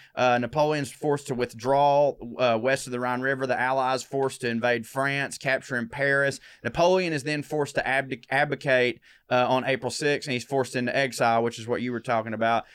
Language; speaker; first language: English; native; English